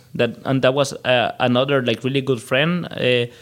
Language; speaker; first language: English; non-native, fluent; Spanish